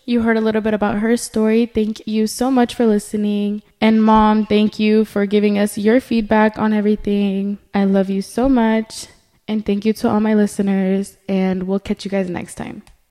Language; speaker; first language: English; early bilingual, other home language; Spanish